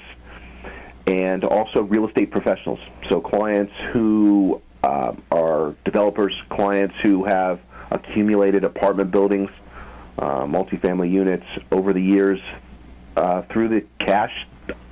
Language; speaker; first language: English; native; English